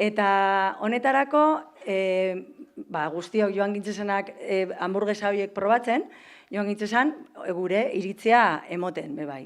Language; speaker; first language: Basque; native; Basque